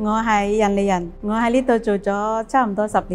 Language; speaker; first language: Cantonese; non-native, fluent; Indonesian